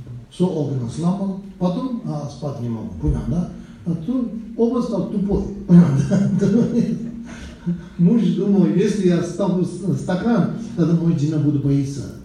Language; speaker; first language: Russian; non-native, learner; Tibetan